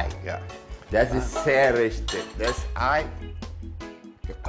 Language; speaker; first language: German; non-native, learner; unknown